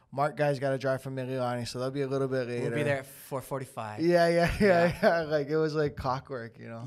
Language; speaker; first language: English; native; English